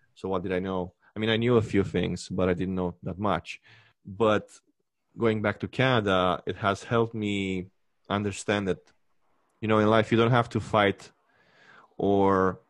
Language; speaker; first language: English; non-native, fluent; Romanian